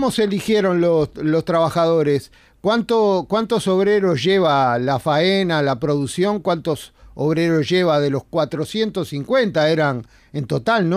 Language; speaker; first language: Spanish; native; Spanish